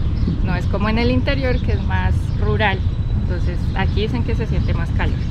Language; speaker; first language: Spanish; native; Spanish